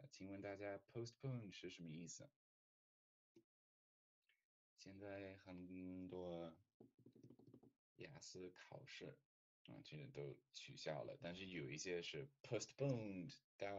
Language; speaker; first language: Chinese; non-native, fluent; English